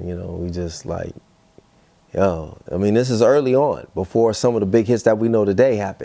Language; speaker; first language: English; native; English